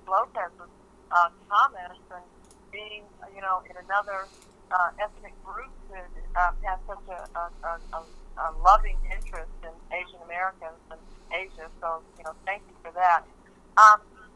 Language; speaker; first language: English; early bilingual, other home language; Korean